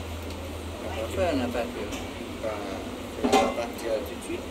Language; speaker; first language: French; non-native, local second language; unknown